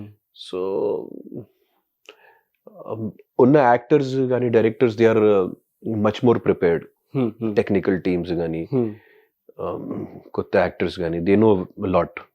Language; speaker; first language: Telugu; non-native, local second language; Hindi